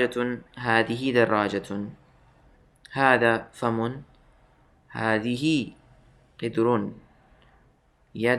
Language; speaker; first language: Arabic; non-native, fluent; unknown